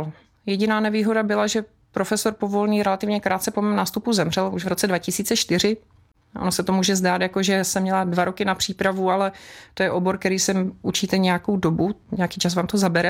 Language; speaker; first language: Czech; native; Czech